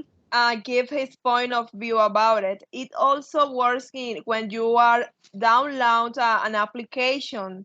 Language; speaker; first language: English; non-native, fluent; Spanish